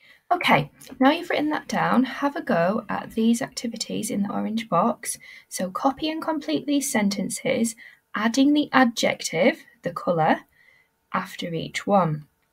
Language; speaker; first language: English; native; English